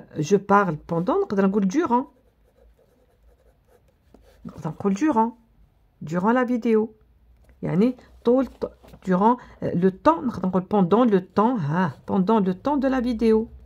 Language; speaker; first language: French; non-native, local second language; Arabic